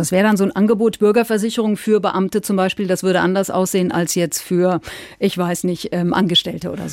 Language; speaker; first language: German; native; German